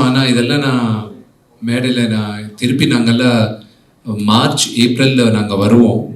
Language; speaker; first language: Tamil; non-native, local second language; Telugu